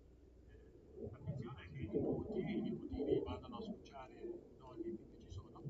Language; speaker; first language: Italian; native; Italian